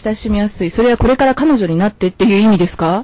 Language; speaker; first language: Japanese; native; Japanese